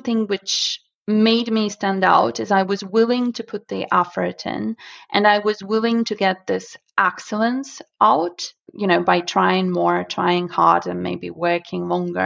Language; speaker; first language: English; non-native, fluent; Russian